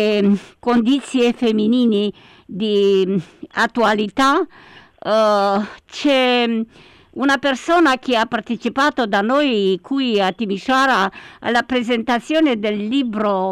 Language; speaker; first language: Italian; non-native, learner; Romanian